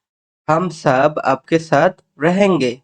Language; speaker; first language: Hindi; non-native, learner; Bangla